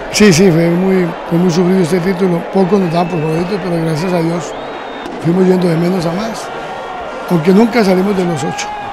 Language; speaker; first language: Spanish; native; Spanish